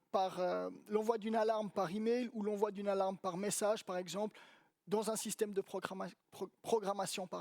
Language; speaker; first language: French; native; French